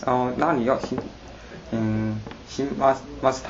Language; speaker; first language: Japanese; non-native, learner; Chinese